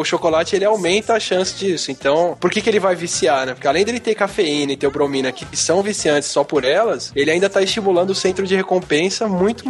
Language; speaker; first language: Portuguese; native; Portuguese